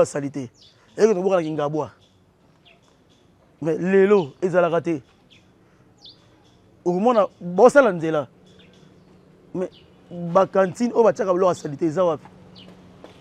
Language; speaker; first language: Lingala; native; Lingala